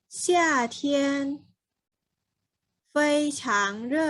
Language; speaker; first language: Chinese; non-native, fluent; Thai